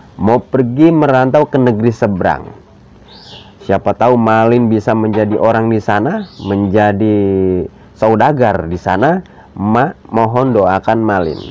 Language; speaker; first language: Indonesian; native; Indonesian